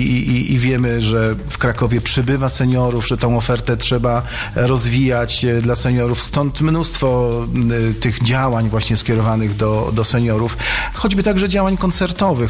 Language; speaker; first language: Polish; native; Polish